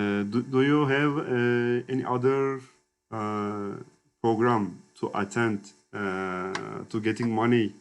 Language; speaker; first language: English; non-native, learner; Turkish